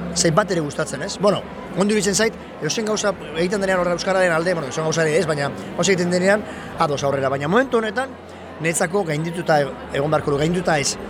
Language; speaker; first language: Basque; non-native, local second language; Spanish